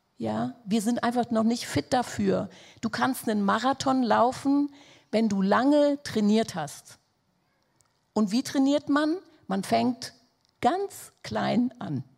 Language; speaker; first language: German; non-native, fluent; Portuguese